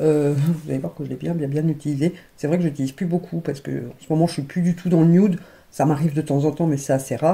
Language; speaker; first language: French; native; French